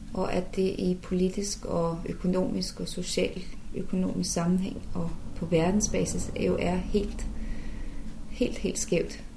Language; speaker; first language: Danish; native; Danish